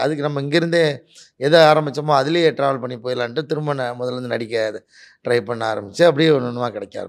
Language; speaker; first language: Tamil; native; Tamil